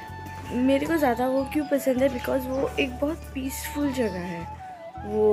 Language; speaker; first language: Hindi; non-native, local second language; Assamese